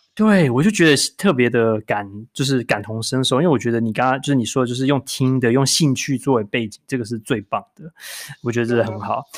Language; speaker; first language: Chinese; native; Chinese